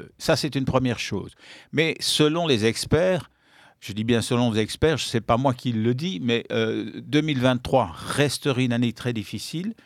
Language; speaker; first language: French; native; French